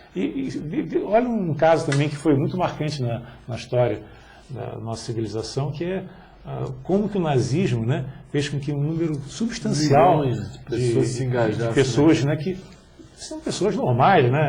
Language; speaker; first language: Portuguese; native; Portuguese